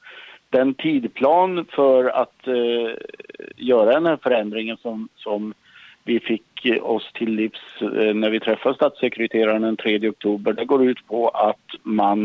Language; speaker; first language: Swedish; native; Swedish